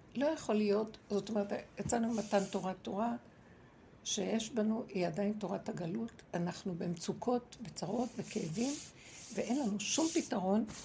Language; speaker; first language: Hebrew; native; Hebrew